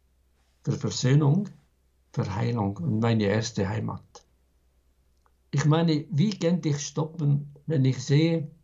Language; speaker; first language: German; non-native, fluent; Arabic